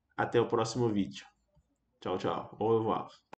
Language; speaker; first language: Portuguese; non-native, fluent; Haitian Creole